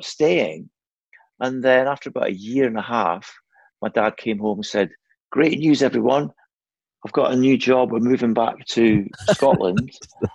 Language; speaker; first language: English; native; English